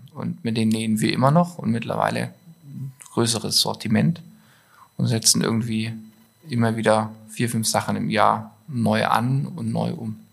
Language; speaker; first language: German; native; German